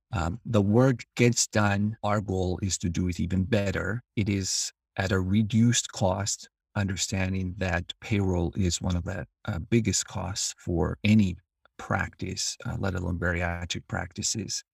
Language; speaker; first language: English; non-native, fluent; Albanian